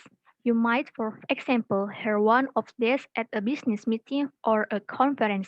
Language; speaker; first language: English; non-native, learner; Indonesian